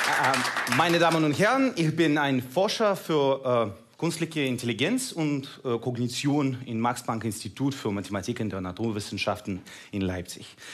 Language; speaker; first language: German; non-native, fluent; Russian